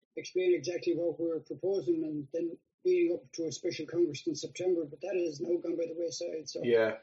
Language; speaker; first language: English; native; English